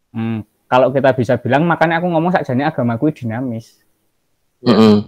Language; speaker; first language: Indonesian; native; Indonesian